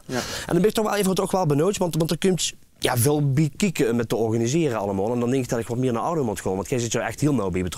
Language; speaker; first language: Dutch; native; Dutch